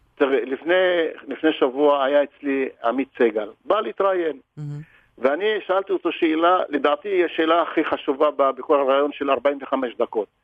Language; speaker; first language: Hebrew; non-native, local second language; Arabic